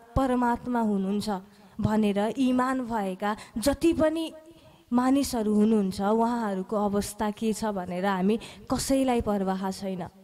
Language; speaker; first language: Nepali; native; Nepali